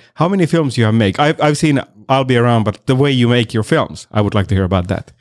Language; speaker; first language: English; non-native, fluent; Finnish